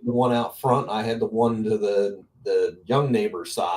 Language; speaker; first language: English; native; English